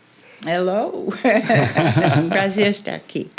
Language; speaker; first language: Portuguese; non-native, fluent; English